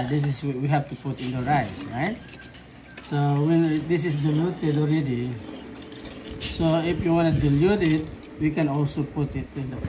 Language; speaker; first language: English; non-native, local second language; Filipino